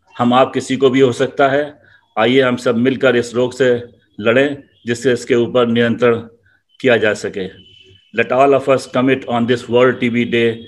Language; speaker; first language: Hindi; native; Hindi